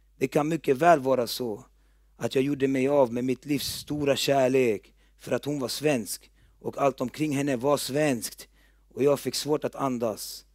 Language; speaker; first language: Swedish; early bilingual, other home language; Turoyo